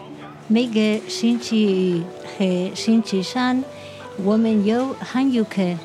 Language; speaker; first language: Chinese; non-native, learner; Spanish